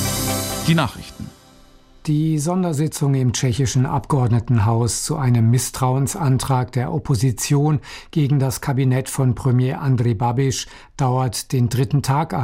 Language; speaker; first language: German; native; German